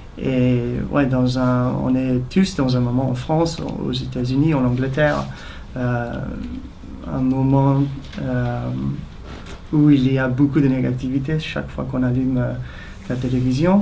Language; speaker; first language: French; non-native, fluent; English